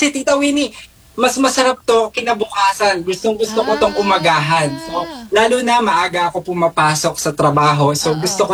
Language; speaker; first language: Filipino; native; Filipino